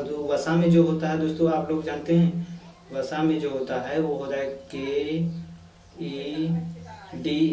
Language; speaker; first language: Hindi; native; Hindi